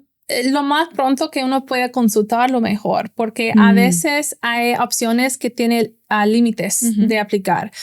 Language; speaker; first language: Spanish; non-native, fluent; English